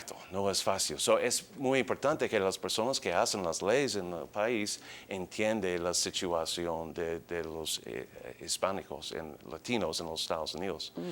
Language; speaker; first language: Spanish; early bilingual, heritage; English